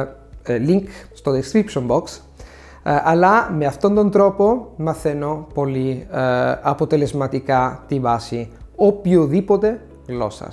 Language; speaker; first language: Greek; non-native, fluent; Italian